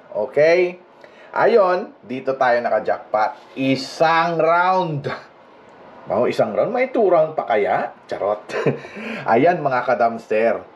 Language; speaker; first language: Filipino; non-native, local second language; Hiligaynon